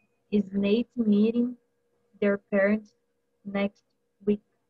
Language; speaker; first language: English; non-native, learner; Portuguese